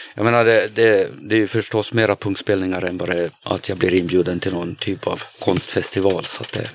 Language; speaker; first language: Swedish; native; Swedish